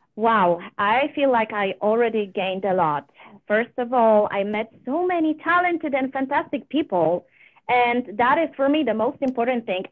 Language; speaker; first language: English; non-native, fluent; Polish